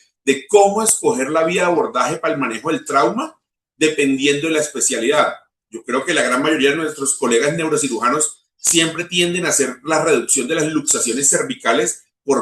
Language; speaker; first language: Spanish; native; Spanish